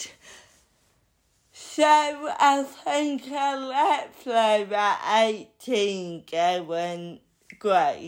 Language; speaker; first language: English; native; English